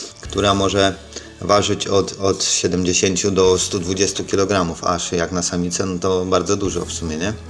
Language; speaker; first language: Polish; native; Polish